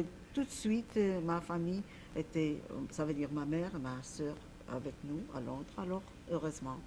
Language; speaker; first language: French; non-native, fluent; Polish